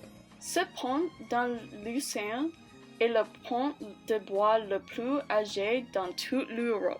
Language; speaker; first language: French; non-native, learner; English